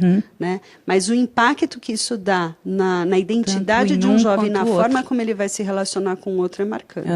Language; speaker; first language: Portuguese; native; Portuguese